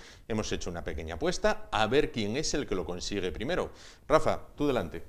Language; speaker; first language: Spanish; native; Spanish